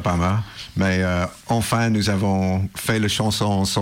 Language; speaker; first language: French; non-native, learner; English